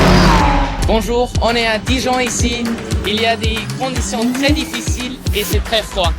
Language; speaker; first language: French; non-native, local second language; Luxembourgish